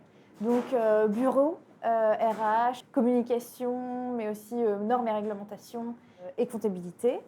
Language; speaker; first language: French; native; French